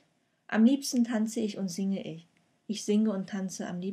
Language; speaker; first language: German; non-native, fluent; Vietnamese